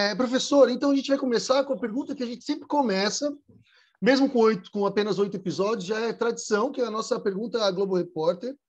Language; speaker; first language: Portuguese; native; Portuguese